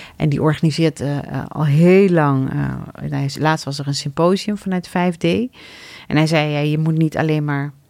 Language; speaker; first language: Dutch; early bilingual, other home language; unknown